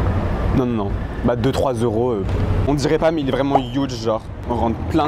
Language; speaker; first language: French; native; French